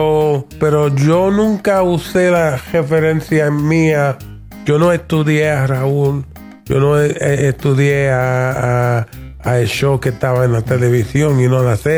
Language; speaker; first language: Spanish; early bilingual, heritage; English